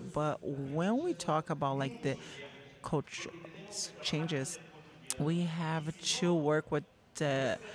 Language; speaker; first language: English; non-native, learner; Portuguese